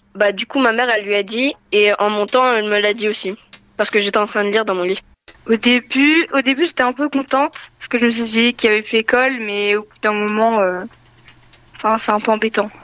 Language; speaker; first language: French; native; French